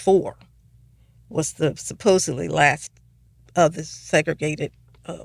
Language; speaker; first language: English; native; English